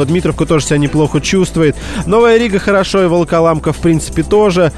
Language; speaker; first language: Russian; native; Russian